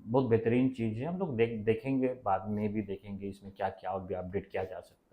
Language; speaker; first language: Hindi; non-native, local second language; Bangla